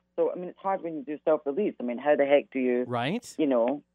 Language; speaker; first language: English; native; English